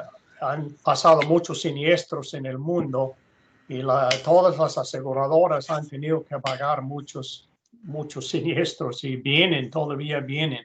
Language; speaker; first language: Spanish; non-native, fluent; English